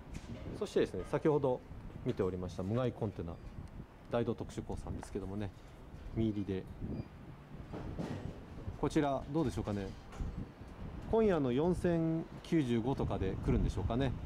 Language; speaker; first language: Japanese; native; Japanese